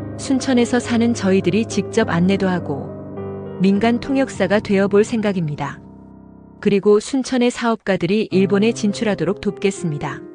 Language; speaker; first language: Korean; non-native, fluent; Japanese